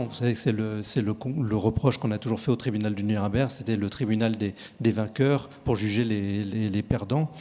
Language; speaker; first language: French; native; French